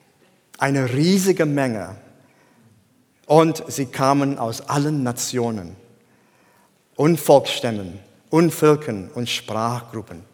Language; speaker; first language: German; non-native, fluent; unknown